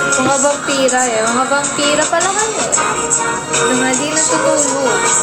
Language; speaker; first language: Filipino; native; Filipino